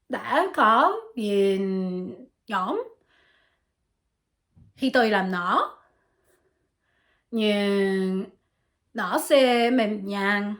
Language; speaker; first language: Vietnamese; non-native, learner; French